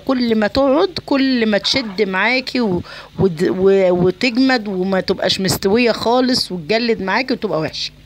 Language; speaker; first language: Arabic; native; Arabic